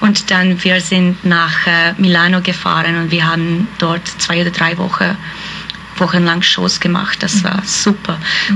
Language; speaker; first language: German; non-native, fluent; Hungarian